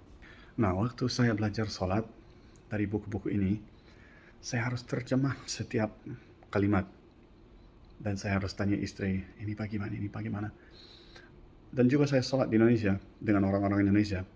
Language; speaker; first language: Indonesian; non-native, fluent; English